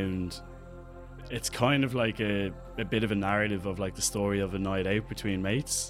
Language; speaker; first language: English; native; English